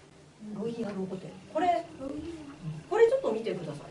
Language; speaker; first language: Japanese; non-native, fluent; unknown